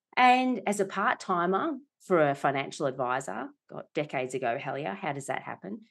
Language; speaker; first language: English; native; English